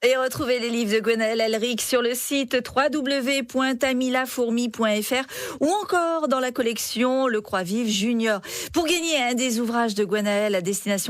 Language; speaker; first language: French; native; French